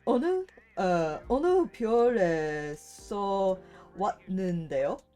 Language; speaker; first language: Korean; non-native, learner; English